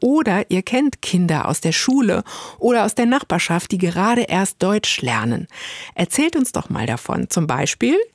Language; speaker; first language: German; native; German